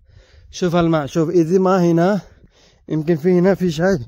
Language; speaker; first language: Arabic; non-native, learner; Bangla